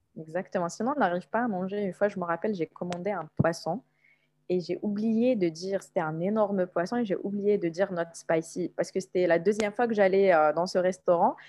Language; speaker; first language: French; non-native, local second language; Arabic